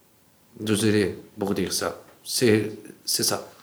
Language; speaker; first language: French; non-native, learner; Arabic